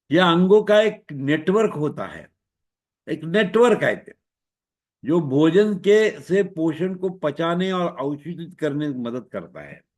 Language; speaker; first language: Hindi; non-native, local second language; Marathi